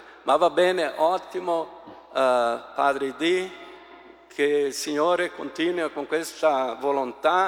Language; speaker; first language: Italian; early bilingual, heritage; Portuguese